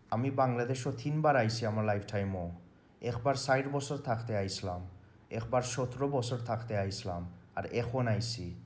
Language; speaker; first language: Bangla; early bilingual, heritage; Bangla